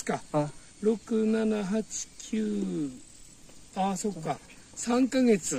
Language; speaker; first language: Japanese; native; Japanese